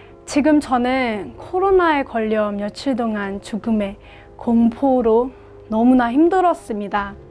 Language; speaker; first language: Korean; non-native, fluent; Burmese